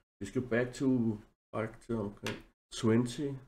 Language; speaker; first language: English; non-native, learner; Danish